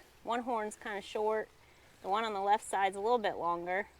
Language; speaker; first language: English; native; English